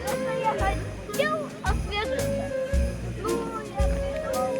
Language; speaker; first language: Russian; non-native, local second language; Kazakh